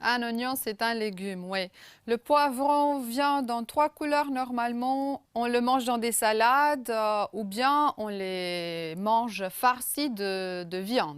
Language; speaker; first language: French; non-native, fluent; Romanian